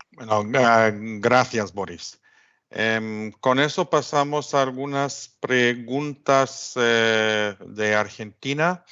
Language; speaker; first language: Spanish; non-native, fluent; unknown